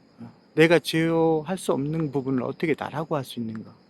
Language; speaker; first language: Korean; native; Korean